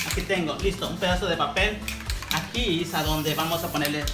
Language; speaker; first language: Spanish; native; Spanish